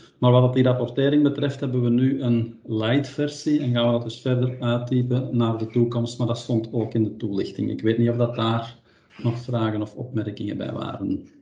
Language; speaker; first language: Dutch; native; Dutch